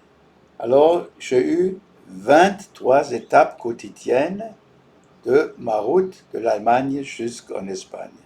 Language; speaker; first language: French; non-native, fluent; German